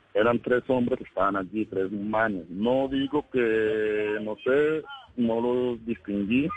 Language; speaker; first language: Spanish; native; Spanish